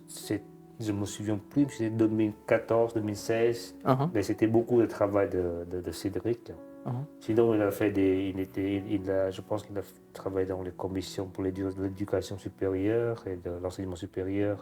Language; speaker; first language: French; non-native, fluent; Vietnamese